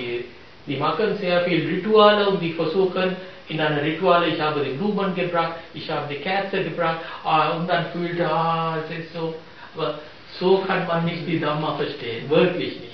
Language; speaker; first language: German; non-native, fluent; Sinhala